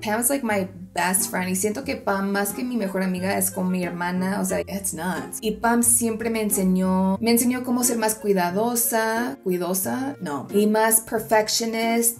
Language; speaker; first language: Spanish; early bilingual, other home language; English